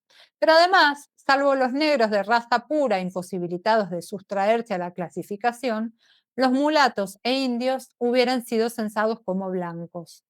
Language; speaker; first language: Spanish; native; Spanish